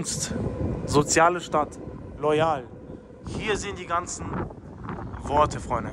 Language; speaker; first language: German; native; German